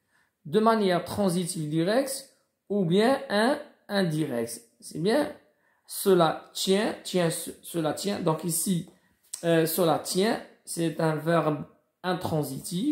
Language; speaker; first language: French; non-native, local second language; Arabic